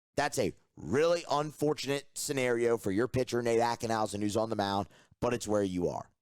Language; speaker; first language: English; native; English